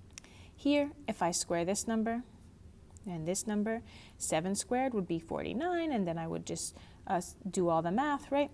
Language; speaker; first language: English; native; English